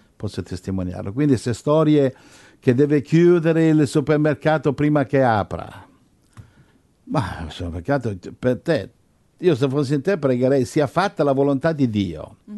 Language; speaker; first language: Italian; non-native, fluent; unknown